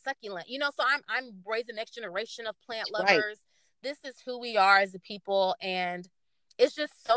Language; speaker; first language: English; native; English